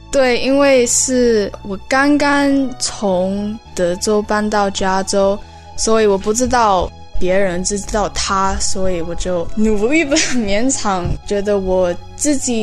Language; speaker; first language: Chinese; early bilingual, heritage; Chinese